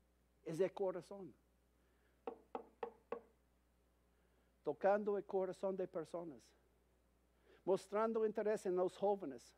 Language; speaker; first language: Spanish; non-native, fluent; English